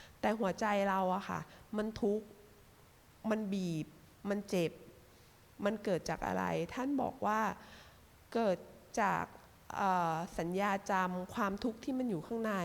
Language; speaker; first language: Thai; native; Thai